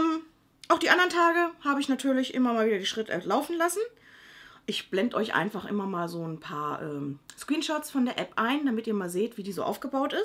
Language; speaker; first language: German; native; German